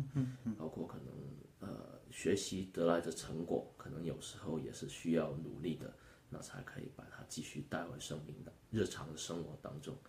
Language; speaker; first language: Chinese; non-native, local second language; Cantonese